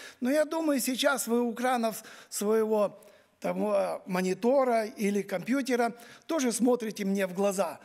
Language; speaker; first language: Russian; native; Russian